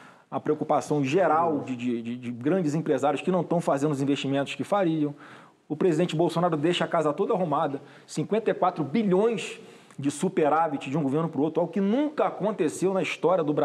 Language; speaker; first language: Portuguese; native; Portuguese